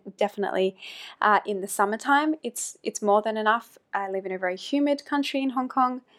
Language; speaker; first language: English; native; English